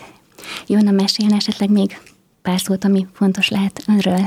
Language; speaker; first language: Hungarian; native; Hungarian